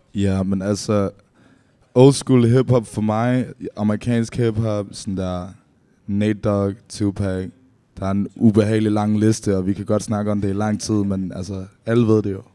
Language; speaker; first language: Danish; native; Danish